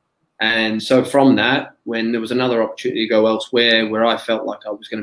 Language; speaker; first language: English; native; English